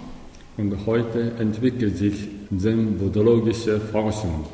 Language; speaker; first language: German; non-native, learner; Japanese